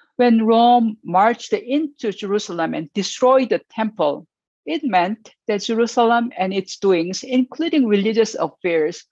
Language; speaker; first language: English; non-native, fluent; Korean